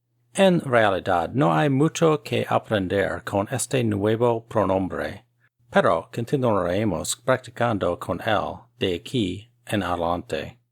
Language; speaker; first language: Spanish; non-native, fluent; English